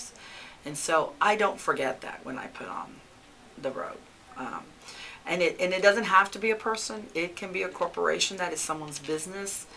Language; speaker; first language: English; early bilingual, other home language; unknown